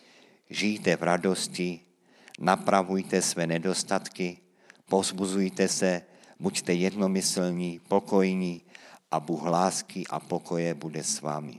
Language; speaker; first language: Czech; native; Czech